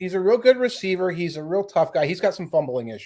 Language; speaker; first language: English; native; English